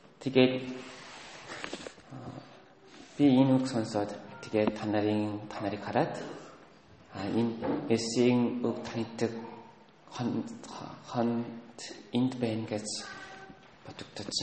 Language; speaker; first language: Mongolian; non-native, fluent; Korean